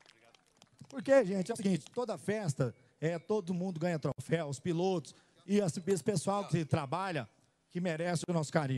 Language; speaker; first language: Portuguese; native; Portuguese